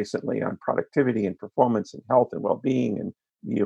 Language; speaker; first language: English; native; English